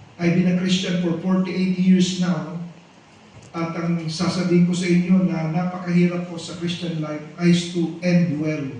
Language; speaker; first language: Filipino; non-native, local second language; Cebuano